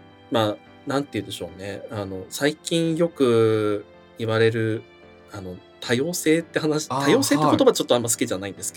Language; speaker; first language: Japanese; native; Japanese